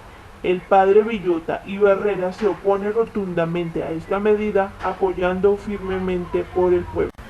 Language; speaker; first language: Spanish; native; Spanish